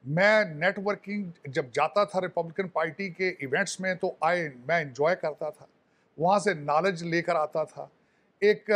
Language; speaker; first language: Urdu; non-native, local second language; Punjabi